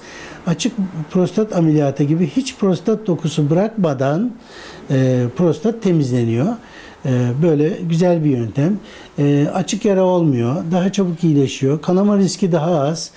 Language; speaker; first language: Turkish; native; Turkish